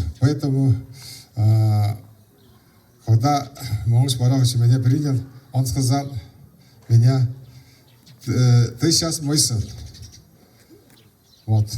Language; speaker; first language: Russian; non-native, local second language; Tuvinian